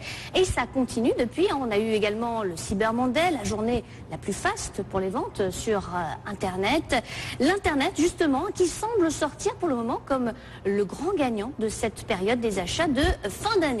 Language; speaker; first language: French; native; French